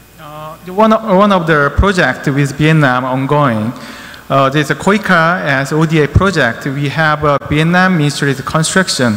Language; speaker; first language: English; non-native, learner; Korean